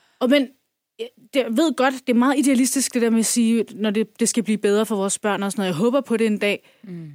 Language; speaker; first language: Danish; early bilingual, other home language; Kurdish